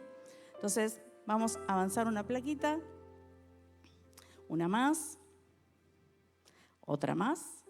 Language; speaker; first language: Spanish; native; Spanish